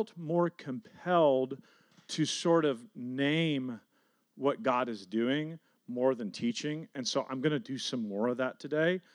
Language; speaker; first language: English; native; English